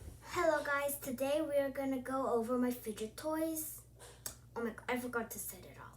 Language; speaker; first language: English; early bilingual, other home language; Korean